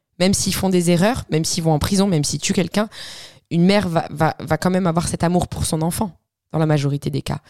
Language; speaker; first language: French; early bilingual, other home language; Arabic